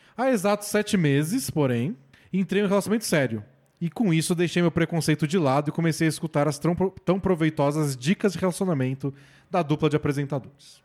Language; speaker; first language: Portuguese; native; Portuguese